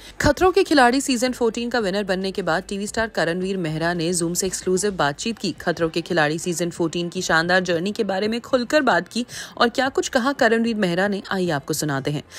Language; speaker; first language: Hindi; native; Hindi